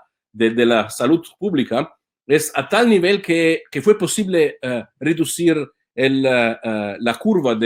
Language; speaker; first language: Spanish; non-native, fluent; Italian